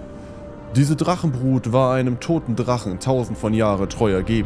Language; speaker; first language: German; native; German